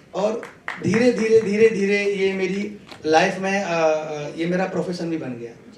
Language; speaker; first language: Hindi; native; Hindi